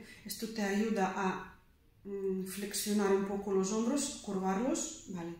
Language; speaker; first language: Spanish; non-native, fluent; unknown